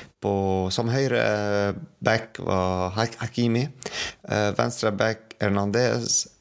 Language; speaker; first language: Norwegian; non-native, fluent; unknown